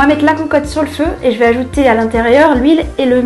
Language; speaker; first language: French; native; French